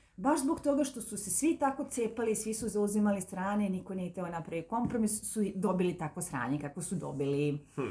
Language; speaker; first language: Serbian; native; Serbian